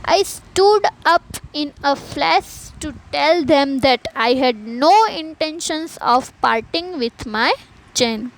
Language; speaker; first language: English; non-native, local second language; Gujarati